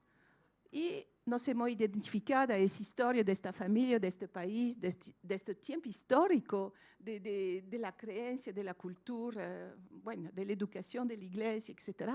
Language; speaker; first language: Spanish; non-native, fluent; French